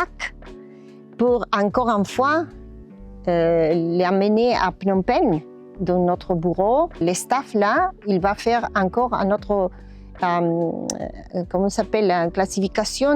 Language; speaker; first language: French; non-native, learner; Spanish